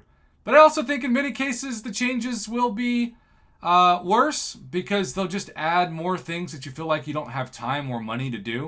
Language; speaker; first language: English; native; English